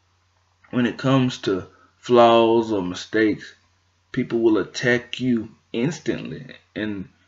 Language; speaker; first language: English; native; English